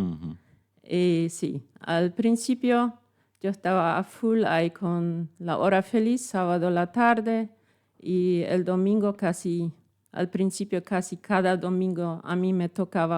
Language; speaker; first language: Spanish; non-native, local second language; Plautdietsch